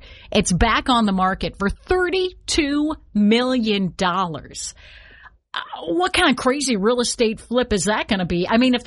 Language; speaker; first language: English; native; English